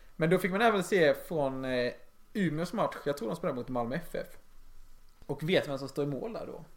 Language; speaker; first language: Swedish; native; Swedish